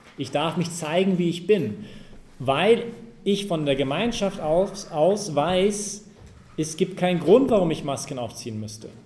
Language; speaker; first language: German; non-native, fluent; English